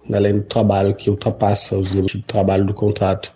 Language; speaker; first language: Portuguese; non-native, learner; Arabic